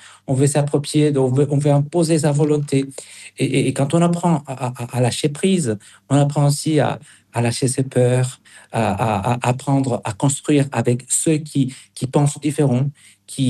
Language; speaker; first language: French; non-native, fluent; Spanish